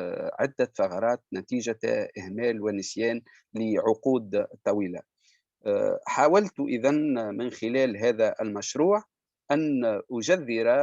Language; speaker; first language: Arabic; native; Arabic